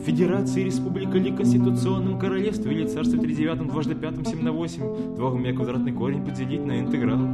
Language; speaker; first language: Russian; native; Russian